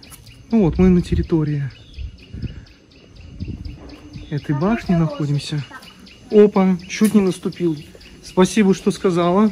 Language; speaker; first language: Russian; native; Russian